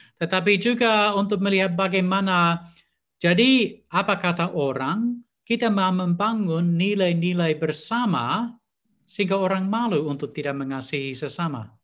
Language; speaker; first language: Indonesian; non-native, fluent; English